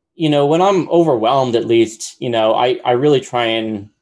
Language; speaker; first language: English; native; English